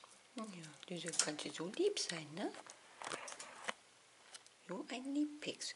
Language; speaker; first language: German; native; German